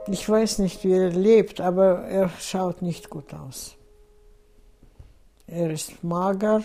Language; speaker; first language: German; non-native, fluent; Russian